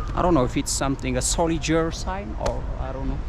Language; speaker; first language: English; non-native, local second language; Amharic